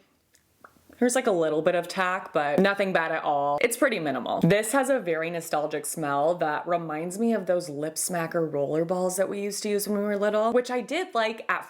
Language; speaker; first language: English; native; English